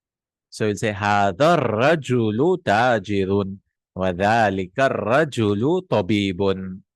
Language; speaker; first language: Arabic; non-native, fluent; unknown